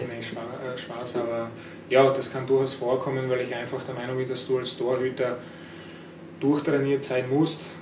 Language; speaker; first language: German; early bilingual, other home language; Croatian